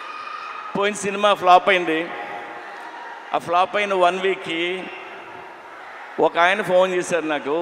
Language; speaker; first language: Telugu; native; Telugu